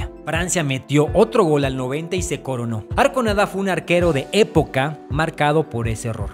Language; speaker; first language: Spanish; native; Spanish